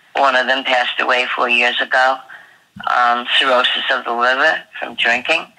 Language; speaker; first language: English; native; English